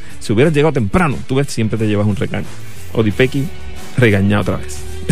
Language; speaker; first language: Spanish; native; Spanish